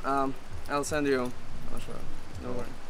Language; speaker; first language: English; non-native, fluent; Russian